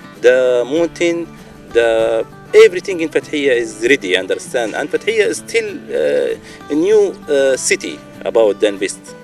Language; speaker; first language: English; non-native, learner; Arabic